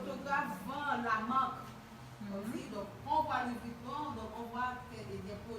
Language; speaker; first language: French; non-native, local second language; Haitian Creole